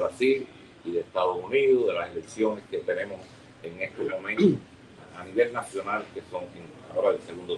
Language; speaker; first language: Spanish; native; Spanish